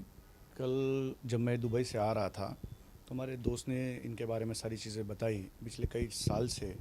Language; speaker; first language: Hindi; native; Hindi